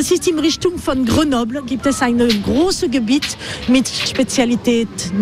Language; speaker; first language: German; non-native, learner; French